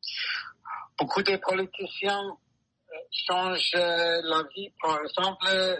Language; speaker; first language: French; non-native, learner; English